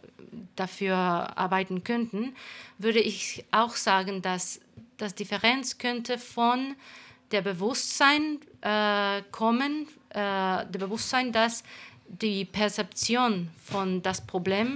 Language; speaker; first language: German; non-native, fluent; Spanish